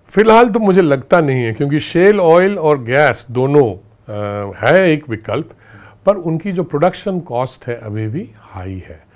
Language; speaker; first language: Hindi; native; Hindi